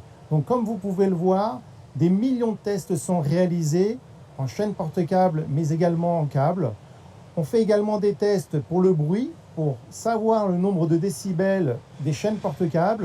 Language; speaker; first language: French; native; French